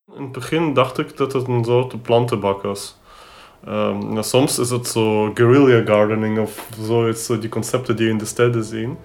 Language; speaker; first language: Dutch; non-native, fluent; Ukrainian